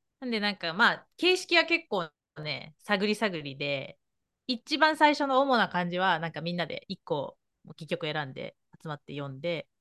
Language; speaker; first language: Japanese; native; Japanese